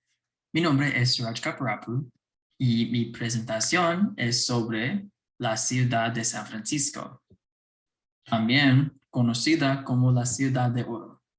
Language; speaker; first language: Spanish; non-native, learner; English